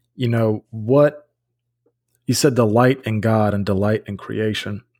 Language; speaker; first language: English; early bilingual, other home language; Bosnian